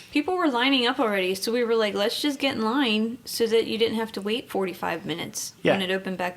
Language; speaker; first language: English; native; English